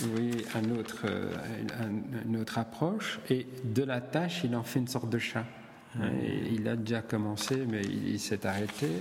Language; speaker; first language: French; native; French